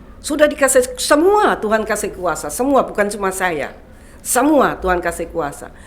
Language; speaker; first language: Indonesian; non-native, local second language; Javanese